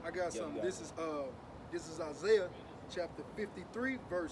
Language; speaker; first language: English; native; English